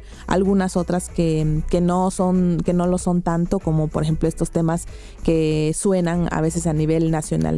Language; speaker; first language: Spanish; native; Spanish